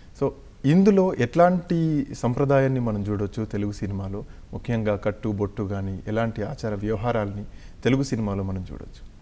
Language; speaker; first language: Telugu; native; Telugu